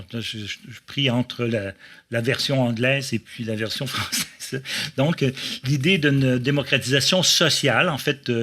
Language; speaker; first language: French; native; French